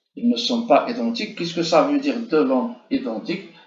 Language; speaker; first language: French; non-native, local second language; Arabic